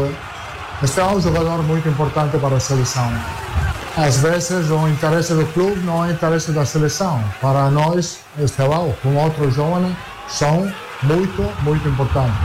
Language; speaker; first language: Portuguese; non-native, fluent; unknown